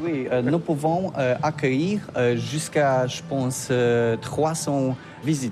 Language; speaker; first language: French; non-native, learner; Polish